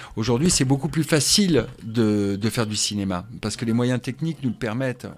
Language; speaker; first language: French; native; French